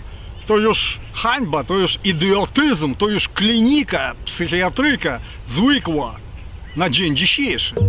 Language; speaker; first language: Polish; non-native, fluent; Ukrainian